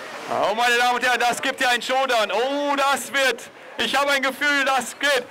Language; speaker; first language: German; native; German